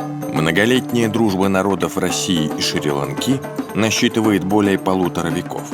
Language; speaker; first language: Russian; native; Russian